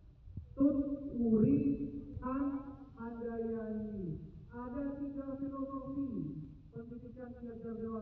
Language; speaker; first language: Indonesian; native; Indonesian